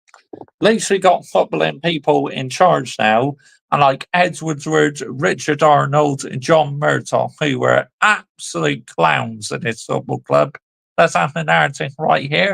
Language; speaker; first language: English; native; English